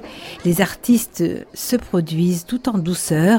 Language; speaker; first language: French; native; French